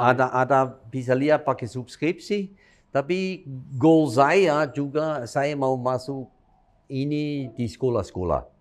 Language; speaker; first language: Indonesian; non-native, fluent; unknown